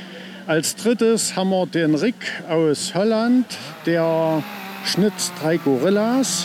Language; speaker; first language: German; native; German